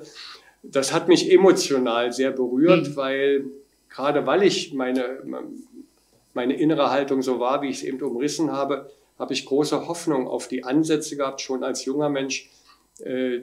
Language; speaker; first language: German; native; German